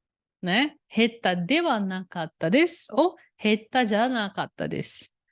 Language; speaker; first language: Japanese; non-native, fluent; Portuguese